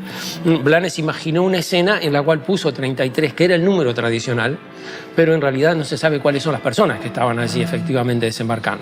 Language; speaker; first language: Spanish; native; Spanish